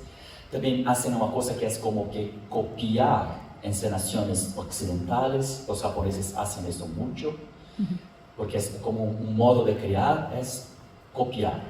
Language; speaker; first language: Spanish; non-native, fluent; Portuguese